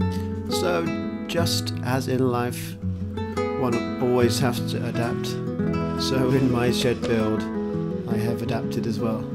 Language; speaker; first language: English; native; English